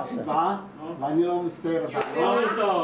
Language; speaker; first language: Hebrew; non-native, fluent; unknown